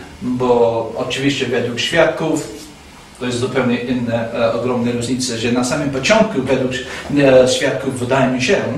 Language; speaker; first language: Polish; non-native, fluent; English